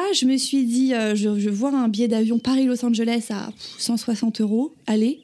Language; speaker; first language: French; native; French